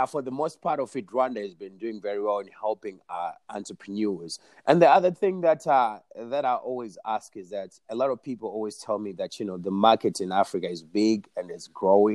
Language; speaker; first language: English; non-native, local second language; Shona